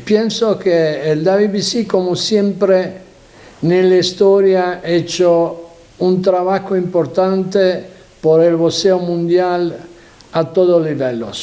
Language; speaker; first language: Spanish; non-native, learner; Italian